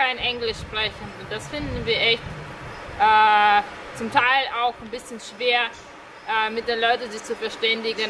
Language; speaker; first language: German; non-native, fluent; Russian